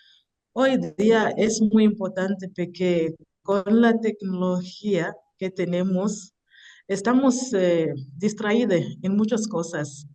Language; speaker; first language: Spanish; non-native, learner; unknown